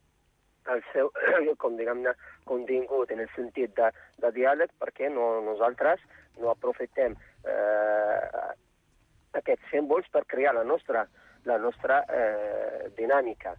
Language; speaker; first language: Catalan; non-native, fluent; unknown